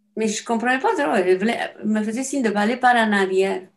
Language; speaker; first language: French; non-native, fluent; Romanian